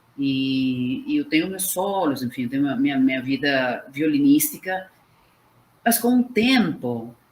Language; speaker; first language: Portuguese; non-native, fluent; Spanish